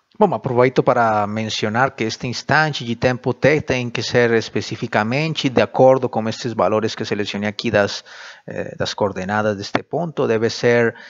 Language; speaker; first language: Portuguese; non-native, fluent; Spanish